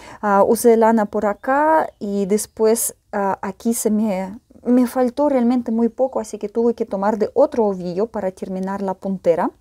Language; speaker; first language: Spanish; non-native, fluent; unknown